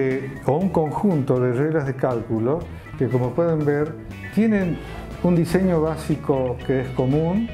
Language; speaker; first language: Spanish; native; Spanish